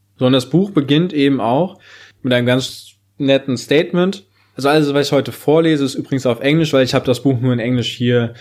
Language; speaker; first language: German; native; German